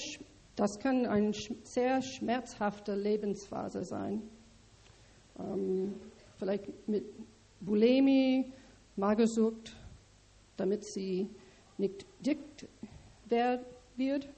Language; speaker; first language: German; non-native, learner; English